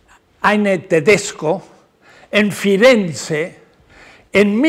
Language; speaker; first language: Italian; non-native, learner; Spanish